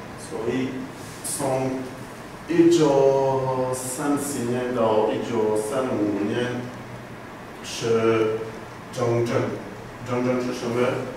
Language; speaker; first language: Chinese; non-native, learner; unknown